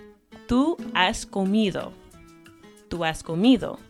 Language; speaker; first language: Spanish; non-native, fluent; English